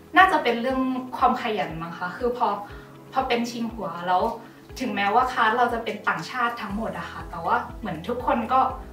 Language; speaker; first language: Thai; native; Thai